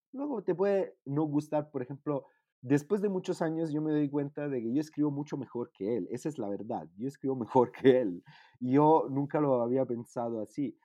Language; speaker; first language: Spanish; non-native, fluent; Italian